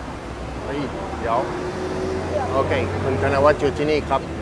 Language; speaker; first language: Thai; non-native, fluent; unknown